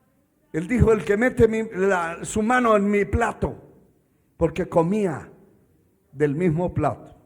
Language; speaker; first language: Spanish; native; Spanish